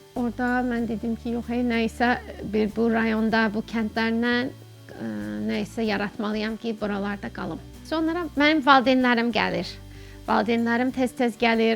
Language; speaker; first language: Azerbaijani; non-native, fluent; English